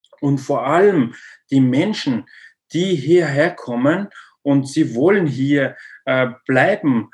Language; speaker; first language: German; non-native, learner; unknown